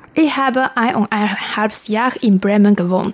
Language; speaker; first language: German; non-native, learner; Chinese